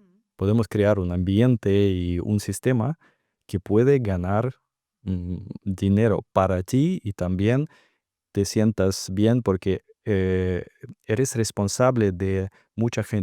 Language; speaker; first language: Spanish; non-native, fluent; Russian